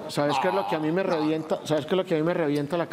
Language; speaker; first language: Spanish; native; Spanish